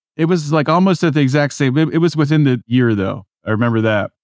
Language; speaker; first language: English; native; English